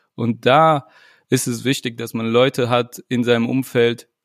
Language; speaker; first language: German; native; German